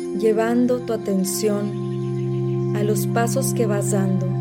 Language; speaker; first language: Spanish; native; Spanish